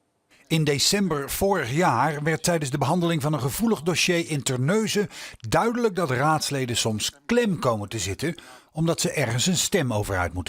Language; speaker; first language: Dutch; native; Dutch